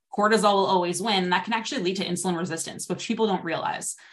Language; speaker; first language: English; native; English